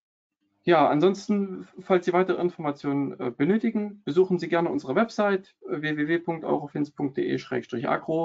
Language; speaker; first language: German; native; German